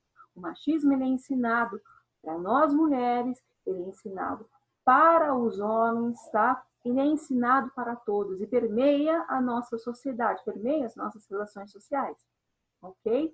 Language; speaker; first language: Portuguese; native; Portuguese